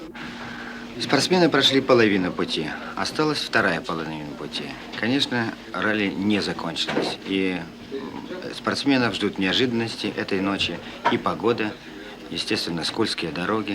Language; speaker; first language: Russian; native; Russian